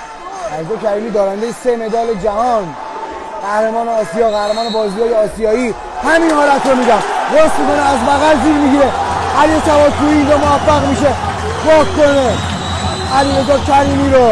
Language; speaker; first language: Persian; native; Persian